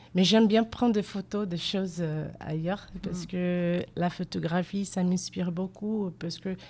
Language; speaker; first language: French; non-native, fluent; Portuguese